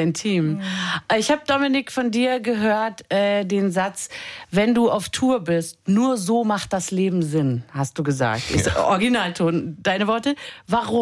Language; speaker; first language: German; native; German